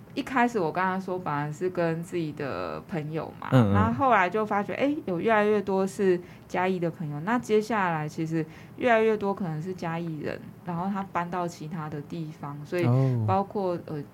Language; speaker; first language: Chinese; native; Chinese